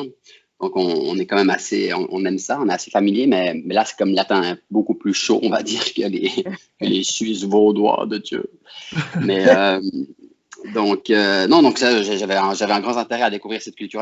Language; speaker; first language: French; native; French